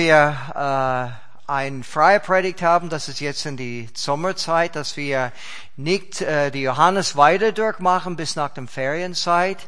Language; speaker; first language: German; non-native, fluent; English